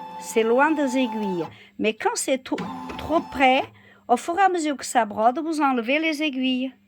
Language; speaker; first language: French; non-native, fluent; Portuguese